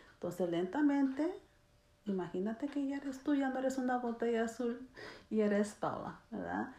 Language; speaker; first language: Spanish; early bilingual, heritage; Spanish